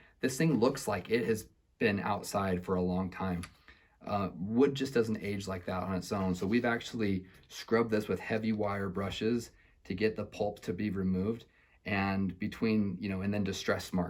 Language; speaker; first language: English; native; English